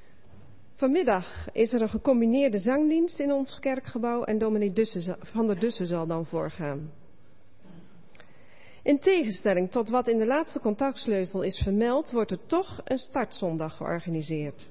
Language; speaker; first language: Dutch; native; Dutch